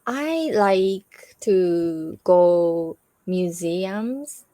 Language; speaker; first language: English; non-native, learner; Japanese